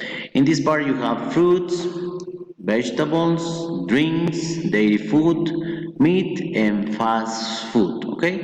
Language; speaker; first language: English; non-native, fluent; Spanish